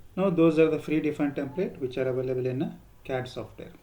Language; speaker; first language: English; non-native, local second language; Kannada